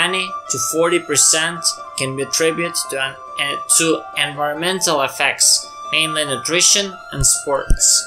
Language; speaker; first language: English; non-native, fluent; Serbian